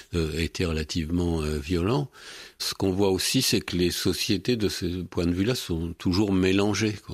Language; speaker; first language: French; native; French